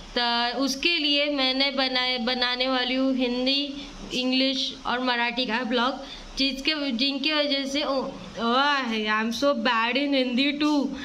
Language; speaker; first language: Hindi; non-native, local second language; Marathi